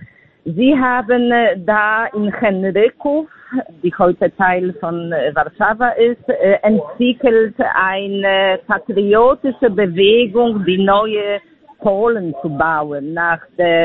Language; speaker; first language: German; non-native, fluent; Polish